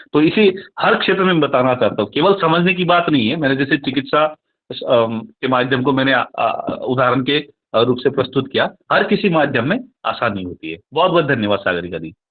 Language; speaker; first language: Hindi; non-native, local second language; Nepali